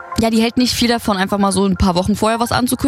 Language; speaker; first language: German; native; German